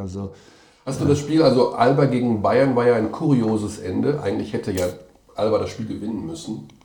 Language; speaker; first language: German; native; German